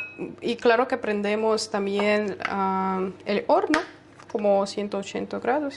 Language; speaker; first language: Spanish; non-native, learner; Russian